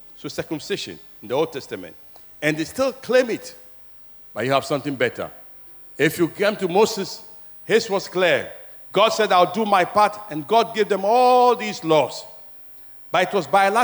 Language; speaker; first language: English; non-native, local second language; Ewe